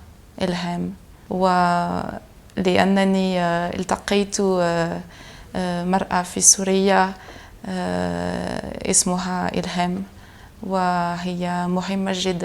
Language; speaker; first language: Arabic; non-native, learner; French